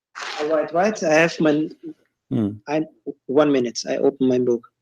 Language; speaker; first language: English; non-native, learner; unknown